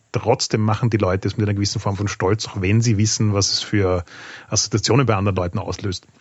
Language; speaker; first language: German; native; German